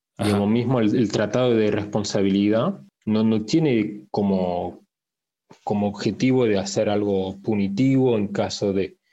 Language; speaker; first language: Spanish; early bilingual, heritage; Spanish